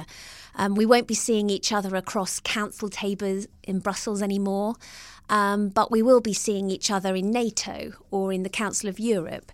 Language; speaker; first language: English; native; English